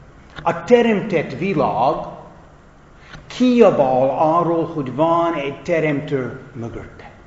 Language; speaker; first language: Hungarian; non-native, fluent; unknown